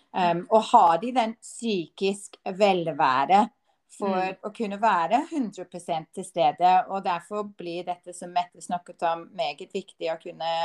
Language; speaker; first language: Norwegian; non-native, fluent; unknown